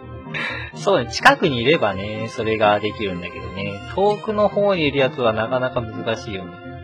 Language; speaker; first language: Japanese; native; Japanese